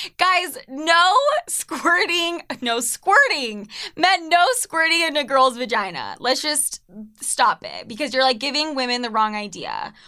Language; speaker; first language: English; native; English